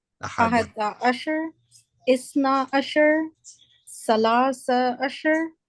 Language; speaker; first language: Arabic; non-native, learner; English